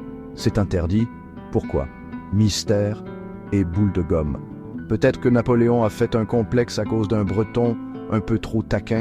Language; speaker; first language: French; native; French